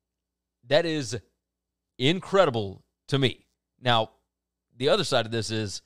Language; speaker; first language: English; native; English